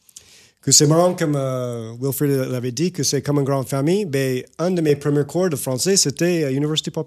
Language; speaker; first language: French; non-native, fluent; English